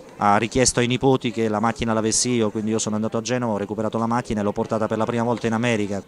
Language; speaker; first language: Italian; native; Italian